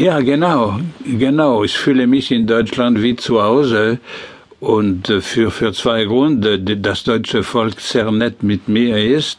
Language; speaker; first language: German; non-native, learner; French